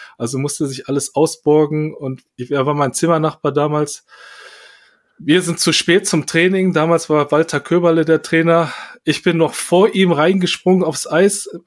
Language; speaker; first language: German; early bilingual, other home language; Korean